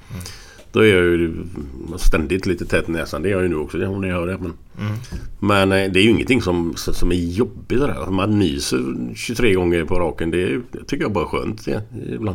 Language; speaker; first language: Swedish; native; Swedish